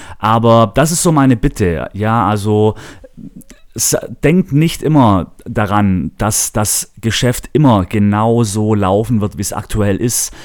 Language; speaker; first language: German; native; German